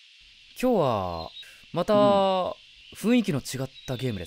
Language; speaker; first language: Japanese; native; Japanese